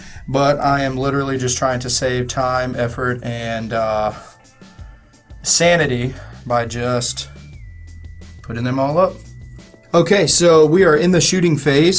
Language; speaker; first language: English; native; English